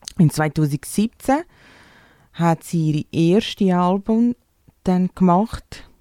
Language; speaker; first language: German; non-native, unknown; Portuguese